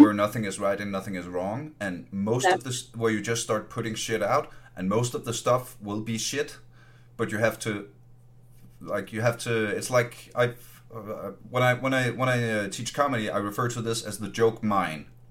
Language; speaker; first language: English; non-native, fluent; Danish